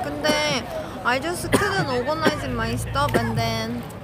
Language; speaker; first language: English; non-native, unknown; Korean